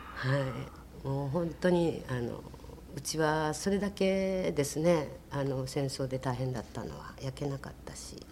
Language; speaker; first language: Japanese; native; Japanese